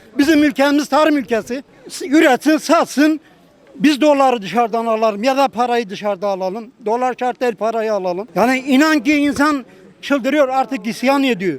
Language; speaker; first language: Turkish; native; Turkish